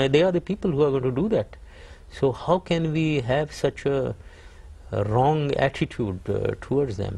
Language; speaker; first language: English; non-native, local second language; Urdu